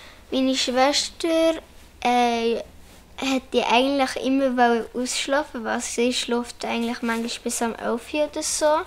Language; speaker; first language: German; non-native, local second language; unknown